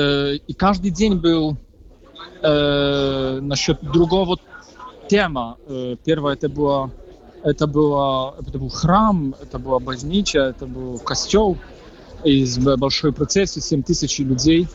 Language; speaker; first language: Russian; non-native, fluent; Polish